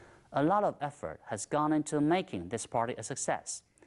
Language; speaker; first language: English; non-native, fluent; Chinese